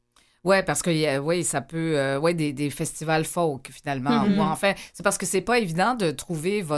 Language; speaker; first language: French; native; French